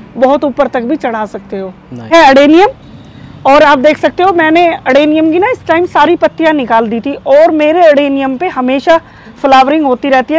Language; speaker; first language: Hindi; native; Hindi